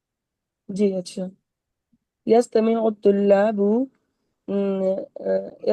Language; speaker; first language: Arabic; non-native, learner; Urdu